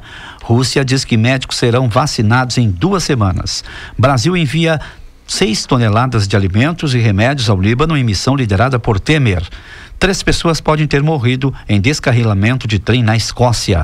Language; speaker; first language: Portuguese; native; Portuguese